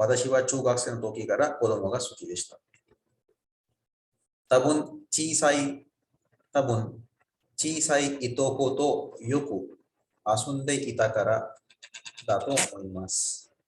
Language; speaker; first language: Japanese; non-native, fluent; Urdu